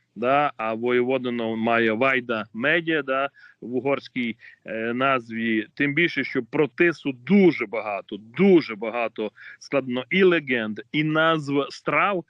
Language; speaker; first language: Ukrainian; native; Ukrainian